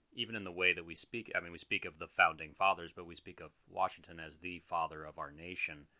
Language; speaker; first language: English; native; English